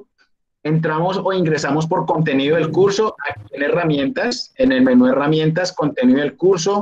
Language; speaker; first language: Spanish; native; Spanish